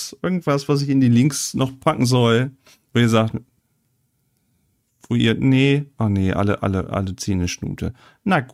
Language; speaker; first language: German; native; German